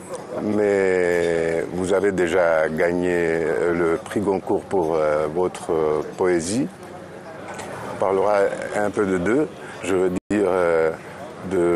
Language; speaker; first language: French; non-native, fluent; Greek